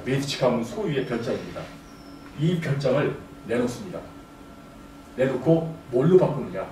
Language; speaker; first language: Korean; native; Korean